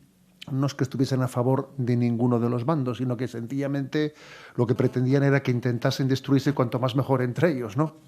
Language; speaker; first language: Spanish; native; Spanish